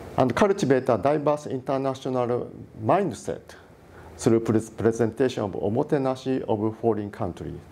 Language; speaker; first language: English; non-native, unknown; Japanese